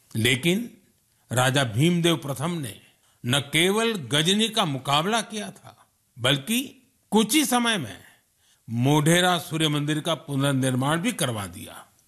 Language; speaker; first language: Hindi; non-native, local second language; Gujarati